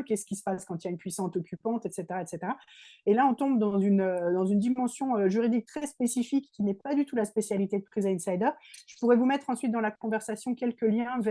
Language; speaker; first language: French; native; French